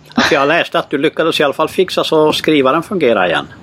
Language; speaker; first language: Swedish; native; Swedish